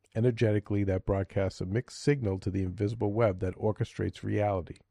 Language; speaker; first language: English; native; English